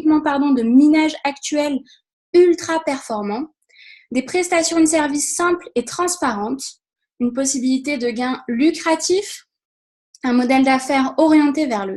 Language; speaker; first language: French; native; French